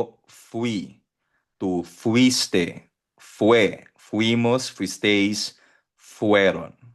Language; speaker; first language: Spanish; non-native, fluent; Filipino